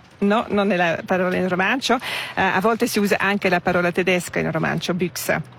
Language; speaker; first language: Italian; non-native, local second language; Romansh